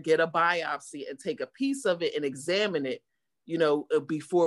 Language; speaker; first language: English; native; English